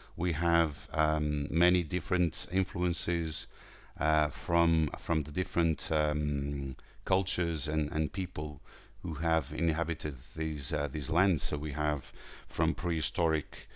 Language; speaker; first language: English; non-native, fluent; Portuguese